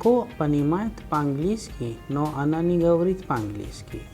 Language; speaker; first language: Russian; non-native, fluent; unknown